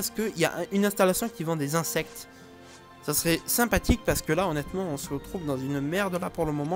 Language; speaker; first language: French; native; French